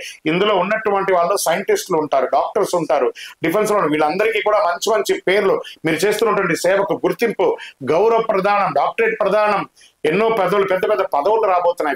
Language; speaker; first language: Telugu; native; Telugu